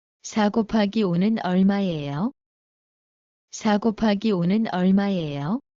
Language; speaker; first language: Korean; non-native, learner; Bangla